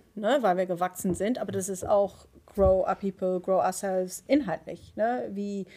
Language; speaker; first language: German; non-native, fluent; Dutch